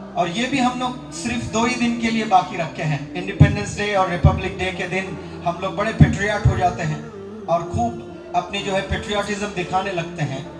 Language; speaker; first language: Hindi; native; Hindi